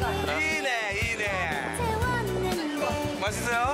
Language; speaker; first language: Korean; non-native, learner; Japanese